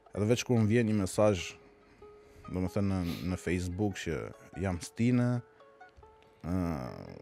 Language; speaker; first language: Albanian; native; Albanian